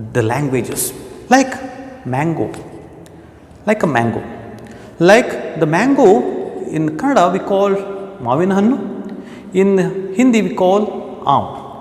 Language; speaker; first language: English; non-native, local second language; Kannada